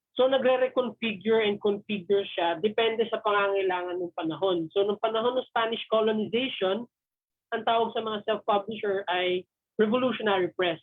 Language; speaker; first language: Filipino; native; Filipino